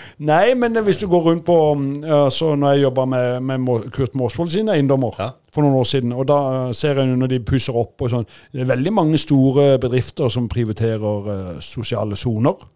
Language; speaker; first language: Norwegian; native; Norwegian